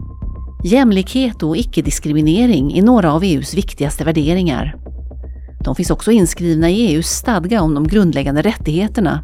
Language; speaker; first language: Swedish; native; Swedish